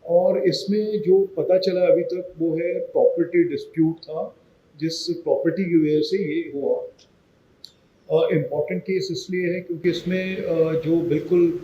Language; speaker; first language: Hindi; non-native, local second language; Marathi